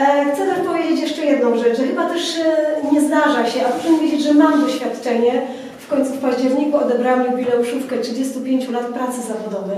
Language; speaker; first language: Polish; native; Polish